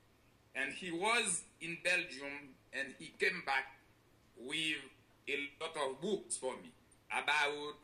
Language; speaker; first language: English; non-native, learner; Haitian Creole